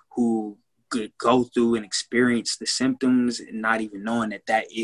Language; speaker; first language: English; native; English